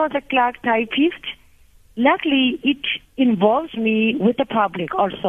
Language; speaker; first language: English; non-native, local second language; Zulu